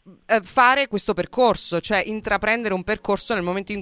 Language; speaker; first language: Italian; native; Italian